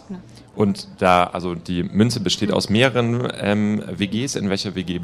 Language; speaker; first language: German; native; German